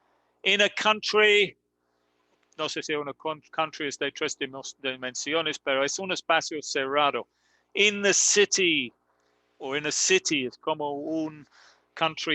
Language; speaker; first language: Spanish; non-native, learner; English